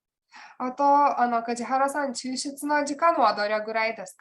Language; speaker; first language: Japanese; non-native, learner; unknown